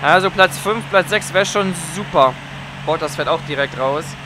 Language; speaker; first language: German; native; German